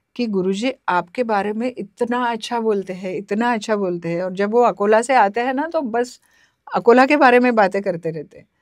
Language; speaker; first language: Hindi; non-native, local second language; Marathi